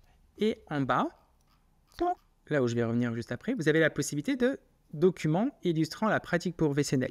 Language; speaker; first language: French; native; French